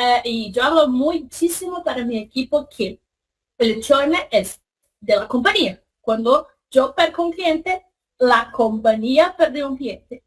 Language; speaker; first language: Spanish; non-native, fluent; Portuguese